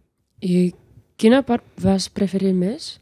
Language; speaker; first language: Catalan; non-native, learner; English